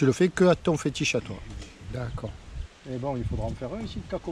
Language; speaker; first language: French; native; French